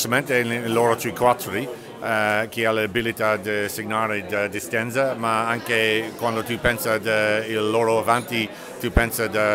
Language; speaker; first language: Italian; non-native, learner; English